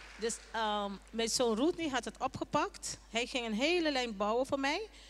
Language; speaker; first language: Dutch; non-native, local second language; Papiamento